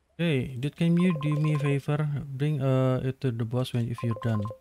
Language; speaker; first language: English; non-native, learner; Indonesian